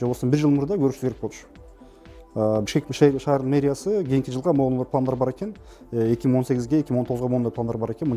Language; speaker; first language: Kyrgyz; native; Kyrgyz